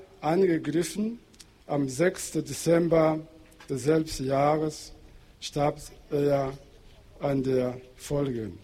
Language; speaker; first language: German; non-native, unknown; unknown